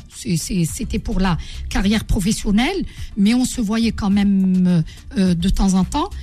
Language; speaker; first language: French; non-native, local second language; Arabic